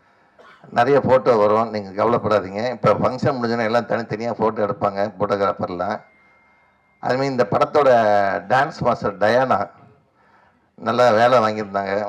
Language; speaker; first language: Tamil; native; Tamil